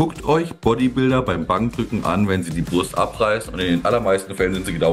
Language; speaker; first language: German; native; German